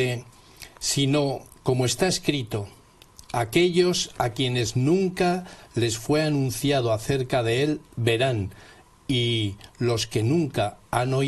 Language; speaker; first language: Spanish; native; Spanish